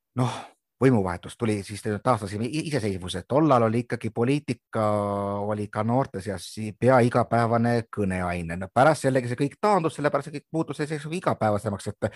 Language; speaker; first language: Estonian; native; Estonian